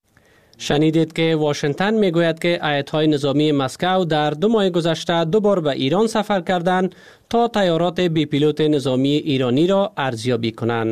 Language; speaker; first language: Persian; native; Persian